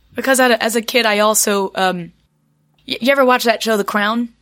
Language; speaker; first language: English; native; English